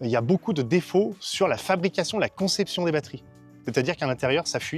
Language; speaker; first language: French; native; French